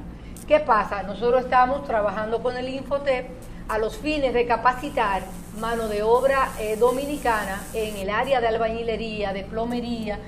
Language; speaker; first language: Spanish; native; Spanish